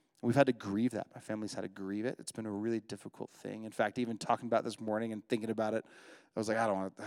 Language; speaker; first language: English; native; English